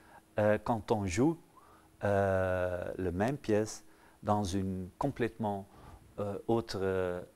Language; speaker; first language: French; non-native, local second language; Dutch